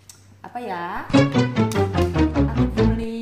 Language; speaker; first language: Indonesian; non-native, fluent; Korean